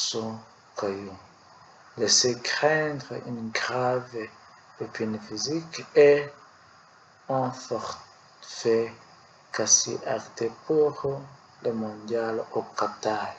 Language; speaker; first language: French; non-native, learner; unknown